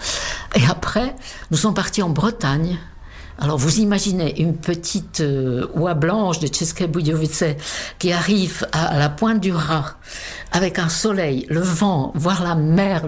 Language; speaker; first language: French; non-native, fluent; Czech